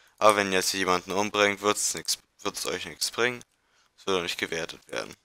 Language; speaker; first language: German; native; German